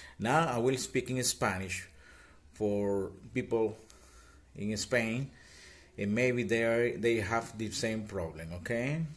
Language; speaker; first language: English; non-native, learner; Spanish